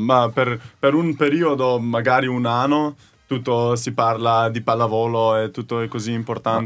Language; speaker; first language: Italian; non-native, learner; Slovenian